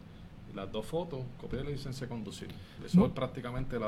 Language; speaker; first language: Spanish; native; Spanish